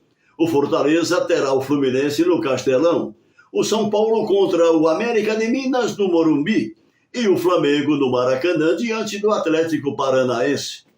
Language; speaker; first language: Portuguese; native; Portuguese